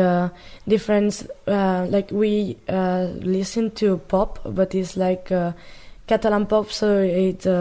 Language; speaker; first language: English; non-native, learner; Catalan